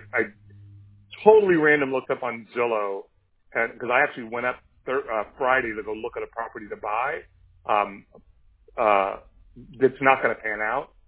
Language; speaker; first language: English; native; English